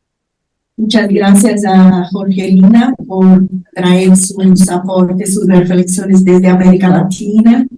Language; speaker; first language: Spanish; non-native, fluent; Portuguese